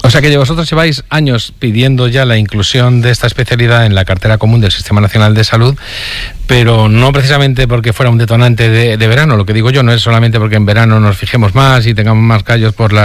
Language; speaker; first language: Spanish; native; Spanish